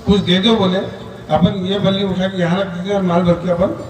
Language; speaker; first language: Hindi; non-native, local second language; Marathi